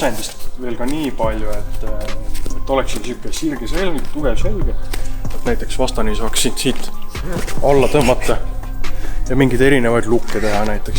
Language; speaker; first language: Estonian; native; Estonian